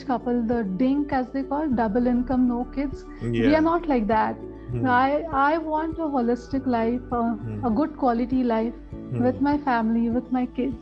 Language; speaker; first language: English; non-native, local second language; Marathi